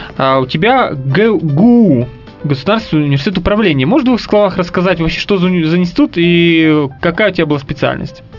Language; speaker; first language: Russian; native; Russian